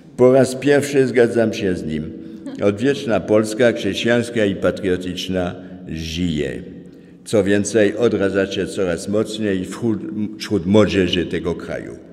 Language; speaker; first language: Polish; non-native, fluent; French